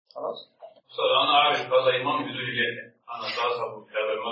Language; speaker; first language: Arabic; non-native, learner; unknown